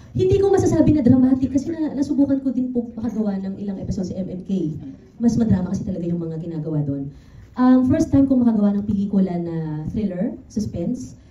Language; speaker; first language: Filipino; native; Filipino